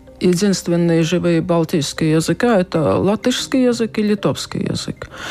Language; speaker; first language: Russian; non-native, local second language; Latvian